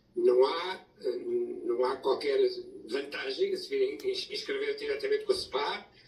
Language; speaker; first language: Portuguese; native; Portuguese